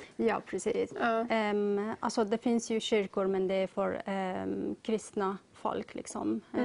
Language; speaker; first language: Swedish; non-native, learner; Persian